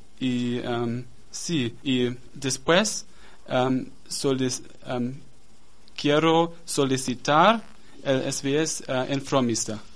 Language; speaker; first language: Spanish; non-native, learner; German